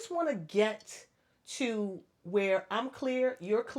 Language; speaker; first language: English; native; English